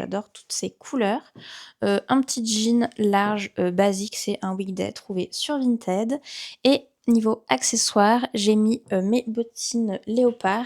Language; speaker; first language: French; native; French